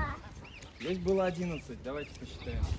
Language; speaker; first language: Russian; native; Russian